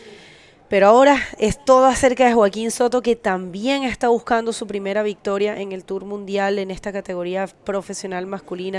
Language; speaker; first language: Spanish; native; Spanish